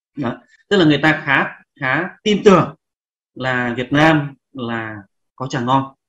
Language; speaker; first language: Vietnamese; native; Vietnamese